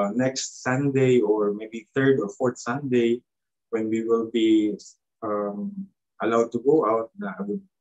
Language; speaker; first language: English; non-native, local second language; Cebuano